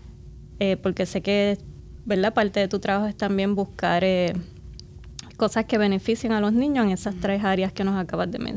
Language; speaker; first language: Spanish; native; Spanish